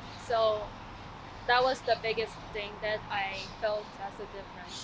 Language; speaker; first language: English; non-native, fluent; Korean